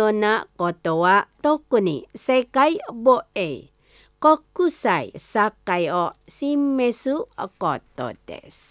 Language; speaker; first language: Japanese; non-native, fluent; Indonesian